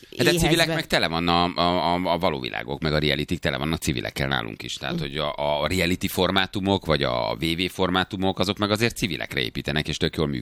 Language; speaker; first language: Hungarian; native; Hungarian